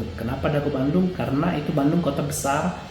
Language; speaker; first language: Indonesian; non-native, fluent; Arabic